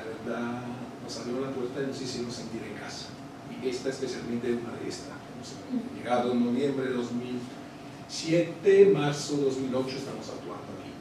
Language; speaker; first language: Spanish; non-native, fluent; Italian